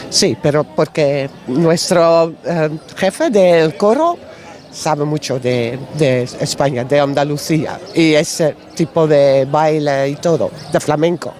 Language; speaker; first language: Spanish; non-native, learner; Dutch